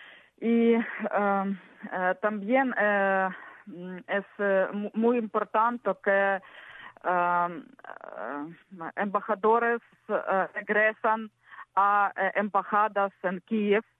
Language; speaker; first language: Spanish; non-native, learner; Ukrainian